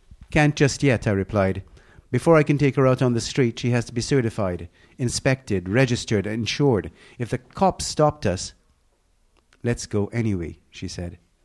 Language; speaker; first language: English; native; English